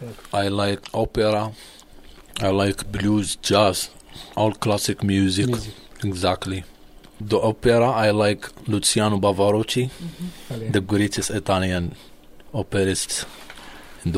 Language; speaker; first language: English; non-native, learner; Arabic